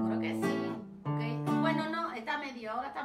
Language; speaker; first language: Spanish; native; Spanish